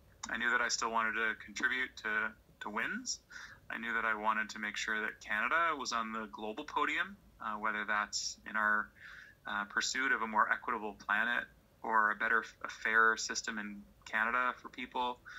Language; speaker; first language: English; native; English